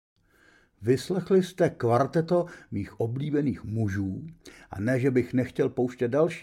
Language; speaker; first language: Czech; native; Czech